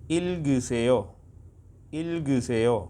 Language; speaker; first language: Korean; non-native, fluent; Urdu